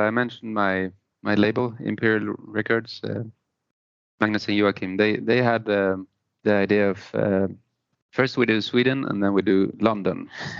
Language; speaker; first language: English; non-native, fluent; Spanish